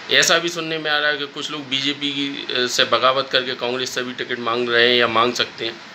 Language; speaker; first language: Hindi; native; Hindi